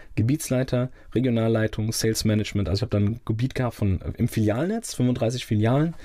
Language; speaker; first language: German; native; German